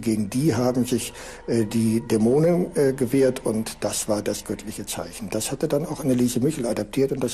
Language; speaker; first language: German; native; German